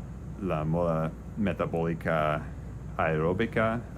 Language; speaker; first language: Spanish; non-native, learner; English